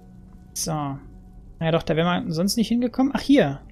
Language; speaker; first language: German; native; German